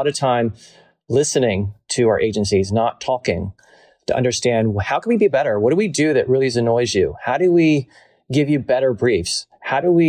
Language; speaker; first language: English; native; English